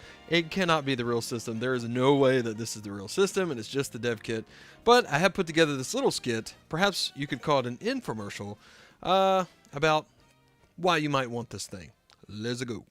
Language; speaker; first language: English; native; English